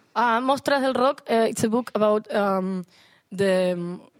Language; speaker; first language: English; non-native, learner; Spanish